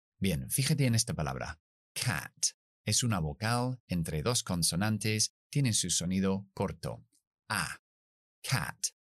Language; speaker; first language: Spanish; non-native, fluent; English